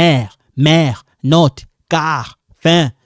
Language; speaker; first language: French; non-native, local second language; Lingala